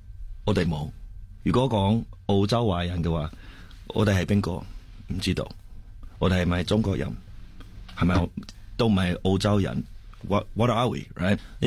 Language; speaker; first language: Cantonese; non-native, fluent; Chinese